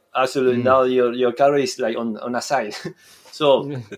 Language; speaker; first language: English; non-native, fluent; Spanish